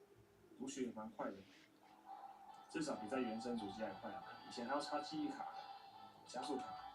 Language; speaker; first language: Chinese; native; Chinese